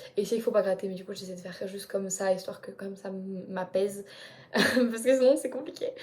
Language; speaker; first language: French; native; French